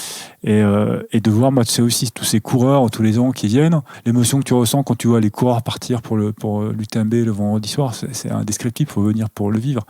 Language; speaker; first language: French; native; French